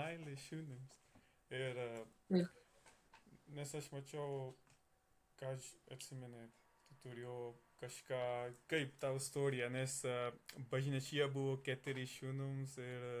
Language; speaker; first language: Lithuanian; non-native, learner; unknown